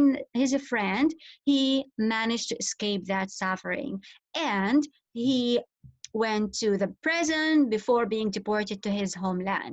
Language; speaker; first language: English; non-native, fluent; Arabic